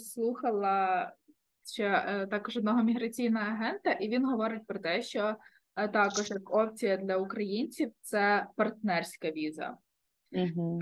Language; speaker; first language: Ukrainian; native; Ukrainian